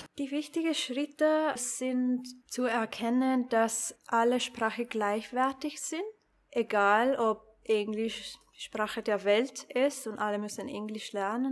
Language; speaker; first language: German; non-native, local second language; Italian